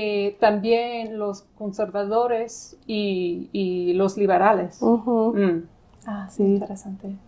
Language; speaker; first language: Spanish; non-native, fluent; English